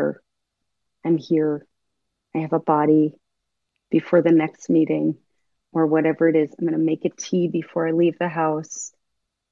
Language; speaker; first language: English; native; English